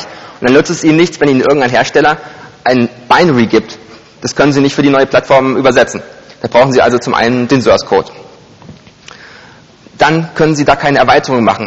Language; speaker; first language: German; native; German